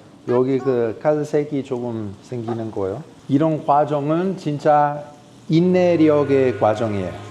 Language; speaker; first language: Korean; non-native, fluent; Italian